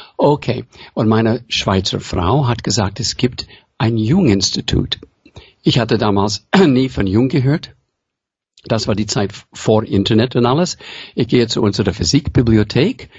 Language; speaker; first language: German; early bilingual, heritage; English